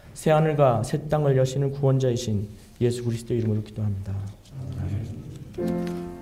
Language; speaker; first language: Korean; native; Korean